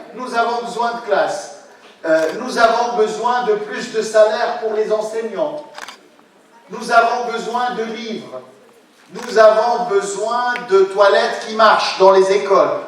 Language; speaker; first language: French; non-native, local second language; Arabic